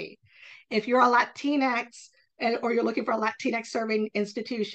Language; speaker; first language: English; native; English